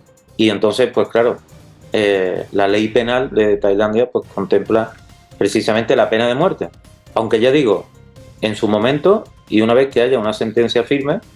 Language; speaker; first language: Spanish; native; Spanish